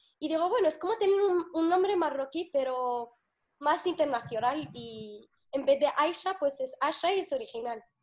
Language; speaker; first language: Spanish; non-native, fluent; Arabic